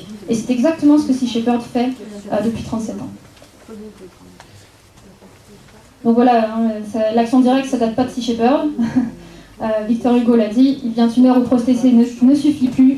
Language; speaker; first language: French; native; French